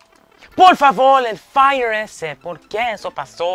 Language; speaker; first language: Spanish; non-native, learner; English